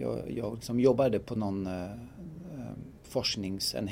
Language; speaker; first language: Swedish; non-native, fluent; French